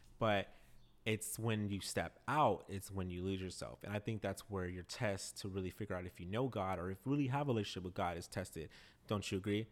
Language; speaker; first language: English; native; English